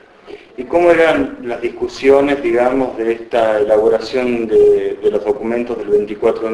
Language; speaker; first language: Spanish; native; Spanish